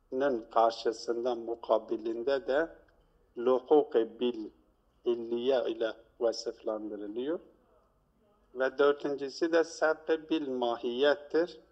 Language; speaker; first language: Turkish; native; Turkish